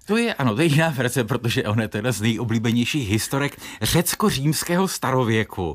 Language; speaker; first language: Czech; native; Czech